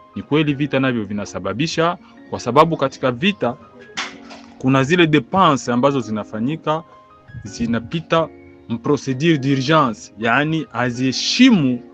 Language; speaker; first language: Swahili; native; Swahili